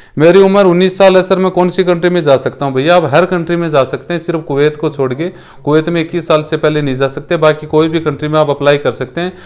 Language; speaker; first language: Hindi; native; Hindi